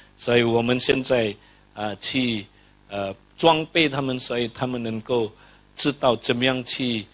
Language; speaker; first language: Chinese; non-native, fluent; Indonesian